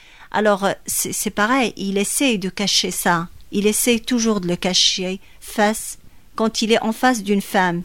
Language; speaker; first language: French; non-native, local second language; Arabic